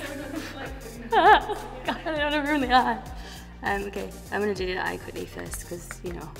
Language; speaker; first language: English; native; English